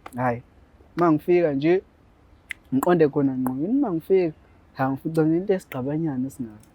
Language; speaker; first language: Zulu; native; Zulu